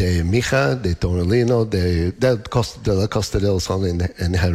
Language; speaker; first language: Spanish; non-native, learner; English